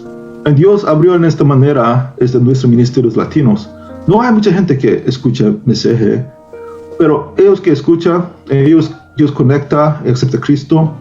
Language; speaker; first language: Spanish; non-native, learner; Korean